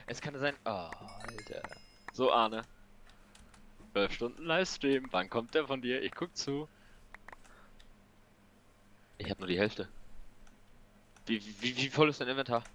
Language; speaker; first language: German; native; German